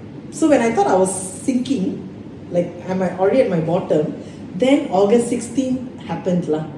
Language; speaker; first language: English; non-native, local second language; Tamil